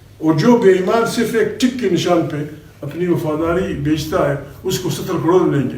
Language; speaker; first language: Urdu; non-native, local second language; Pashto